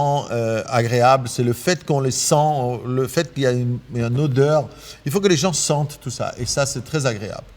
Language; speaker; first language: French; non-native, fluent; Persian